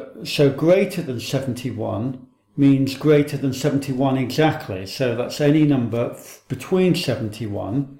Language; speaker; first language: English; native; English